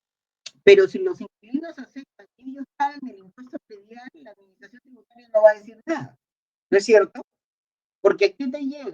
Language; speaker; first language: Spanish; native; Spanish